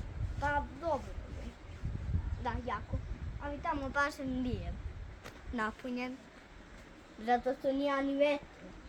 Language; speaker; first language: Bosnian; non-native, local second language; Slovak